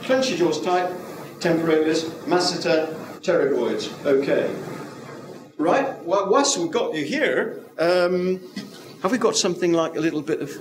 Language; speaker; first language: English; native; English